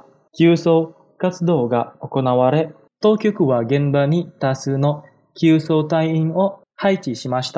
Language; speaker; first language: Japanese; non-native, fluent; Indonesian